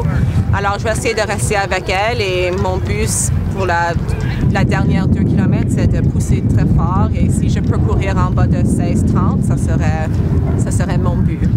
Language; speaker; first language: French; non-native, local second language; English